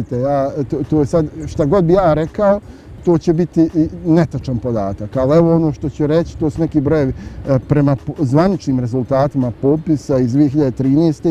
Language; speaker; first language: Bosnian; native; Bosnian